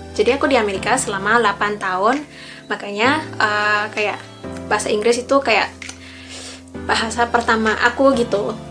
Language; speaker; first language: Indonesian; early bilingual, other home language; English